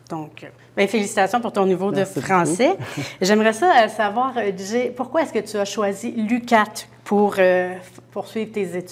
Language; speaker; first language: French; native; French